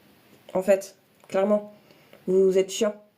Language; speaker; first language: French; native; French